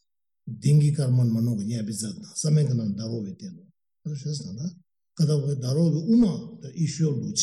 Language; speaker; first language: Russian; non-native, learner; Tibetan